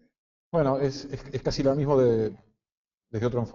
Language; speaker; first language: Spanish; native; Spanish